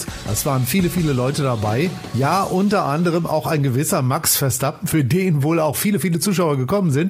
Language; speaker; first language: German; native; German